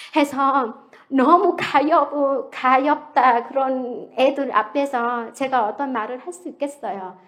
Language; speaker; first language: Korean; non-native, fluent; Vietnamese